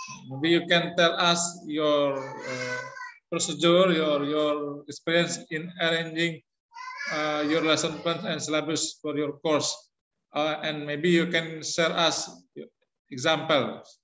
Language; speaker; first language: English; non-native, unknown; Indonesian